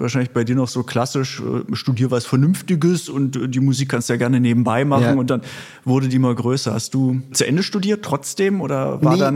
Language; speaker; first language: German; native; German